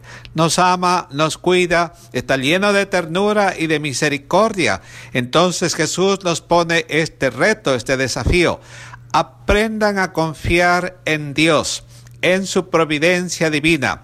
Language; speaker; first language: Spanish; native; Spanish